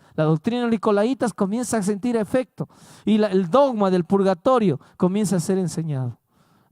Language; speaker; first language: Spanish; native; Spanish